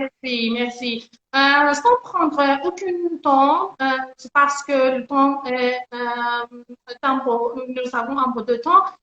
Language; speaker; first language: French; non-native, learner; Persian